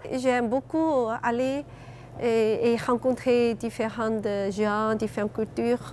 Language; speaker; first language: French; non-native, learner; Chinese